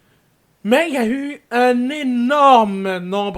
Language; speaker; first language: French; native; French